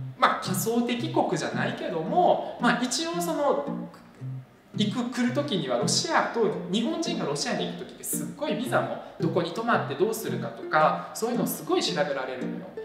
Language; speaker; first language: Japanese; early bilingual, other home language; Russian